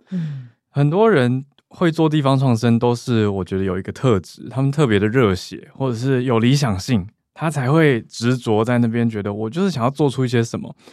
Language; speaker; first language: Chinese; native; Chinese